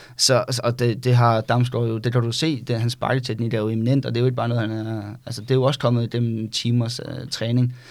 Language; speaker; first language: Danish; native; Danish